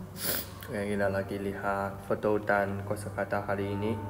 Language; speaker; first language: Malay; non-native, fluent; Chinese